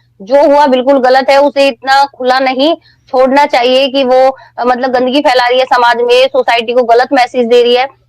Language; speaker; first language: Hindi; native; Hindi